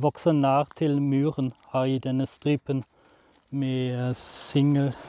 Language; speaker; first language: Norwegian; non-native, fluent; German